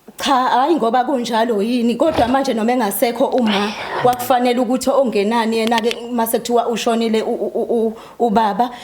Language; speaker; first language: Zulu; native; Zulu